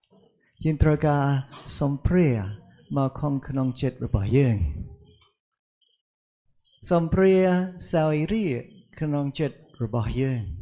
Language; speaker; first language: Khmer; non-native, fluent; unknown